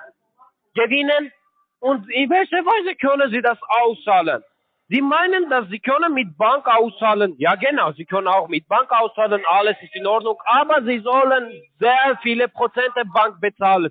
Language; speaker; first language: German; non-native, learner; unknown